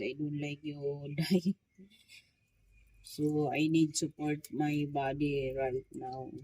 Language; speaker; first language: English; non-native, learner; Filipino